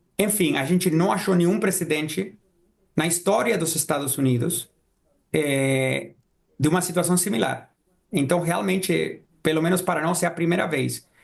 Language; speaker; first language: Portuguese; non-native, fluent; Spanish